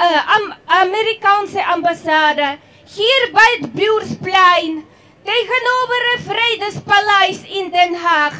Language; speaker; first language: Dutch; non-native, fluent; Russian